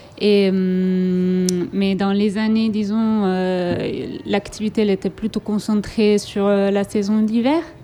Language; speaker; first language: French; non-native, local second language; Italian